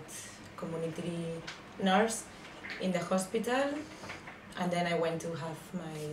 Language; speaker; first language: English; non-native, learner; Spanish